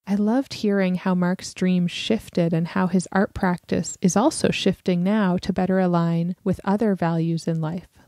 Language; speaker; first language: English; native; English